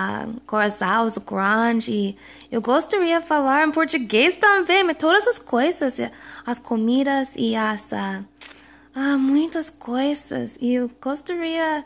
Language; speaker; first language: Portuguese; non-native, learner; English